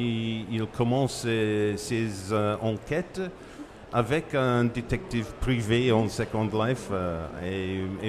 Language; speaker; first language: French; non-native, fluent; English